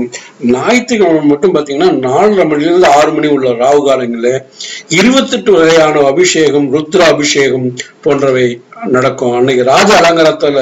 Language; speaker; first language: Tamil; native; Tamil